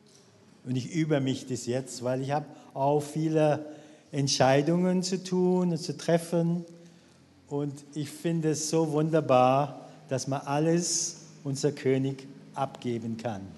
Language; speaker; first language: German; non-native, fluent; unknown